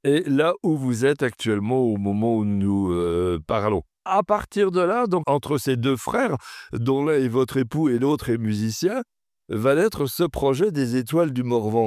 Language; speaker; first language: French; native; French